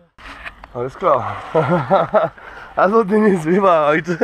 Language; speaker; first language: German; non-native, learner; French